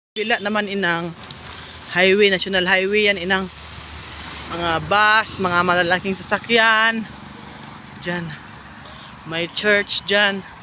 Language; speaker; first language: Filipino; non-native, local second language; Cebuano